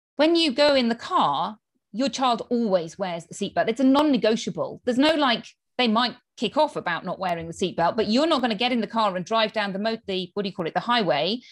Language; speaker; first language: English; native; English